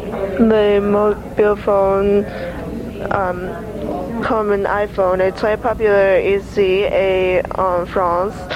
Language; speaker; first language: French; non-native, learner; English